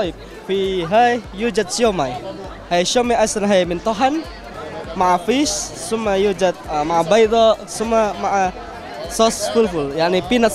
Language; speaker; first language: Arabic; non-native, learner; Indonesian